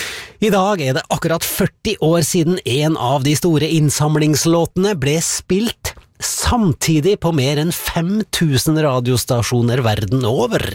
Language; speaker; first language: Norwegian; native; Norwegian